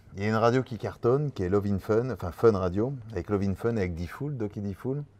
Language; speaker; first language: French; native; French